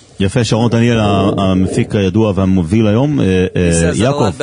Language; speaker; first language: Hebrew; native; Hebrew